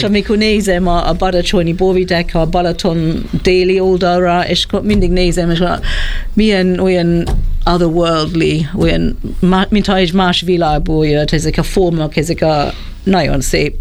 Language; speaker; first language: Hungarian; non-native, learner; English